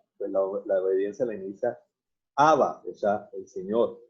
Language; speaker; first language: Spanish; native; Spanish